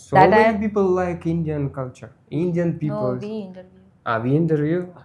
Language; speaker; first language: English; non-native, learner; Russian